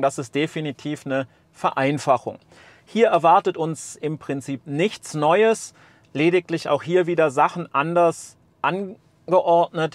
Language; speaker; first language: German; native; German